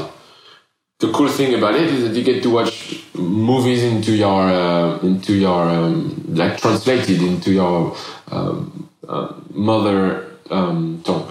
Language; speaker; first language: English; non-native, fluent; French